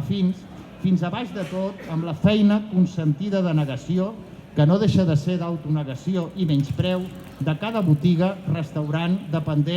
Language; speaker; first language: Catalan; native; Catalan